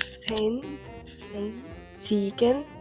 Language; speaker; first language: German; non-native, learner; Korean